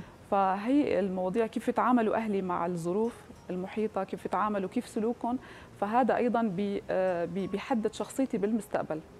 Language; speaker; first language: Arabic; native; Arabic